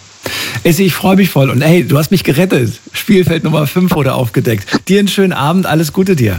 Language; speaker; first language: German; native; German